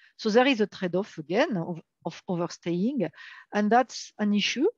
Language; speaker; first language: English; non-native, fluent; French